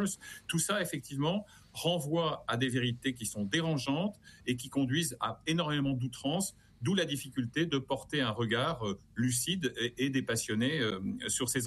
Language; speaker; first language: French; native; French